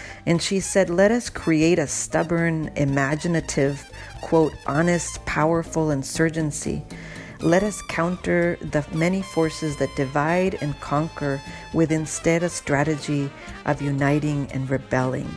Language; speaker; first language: English; early bilingual, other home language; Spanish